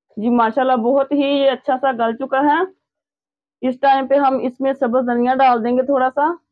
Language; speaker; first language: Urdu; native; Urdu